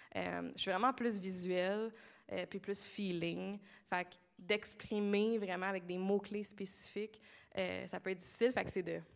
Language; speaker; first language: French; native; French